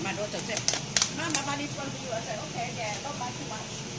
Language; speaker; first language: English; non-native, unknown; Northeastern Thai